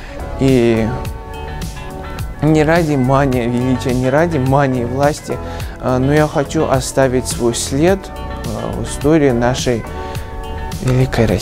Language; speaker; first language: Russian; native; Russian